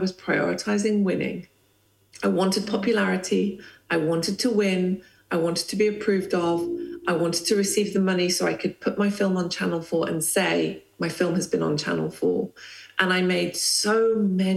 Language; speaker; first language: English; native; English